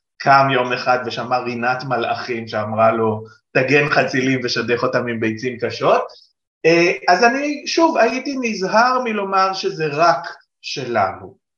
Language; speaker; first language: Hebrew; native; Hebrew